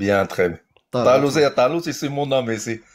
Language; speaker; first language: French; non-native, learner; Arabic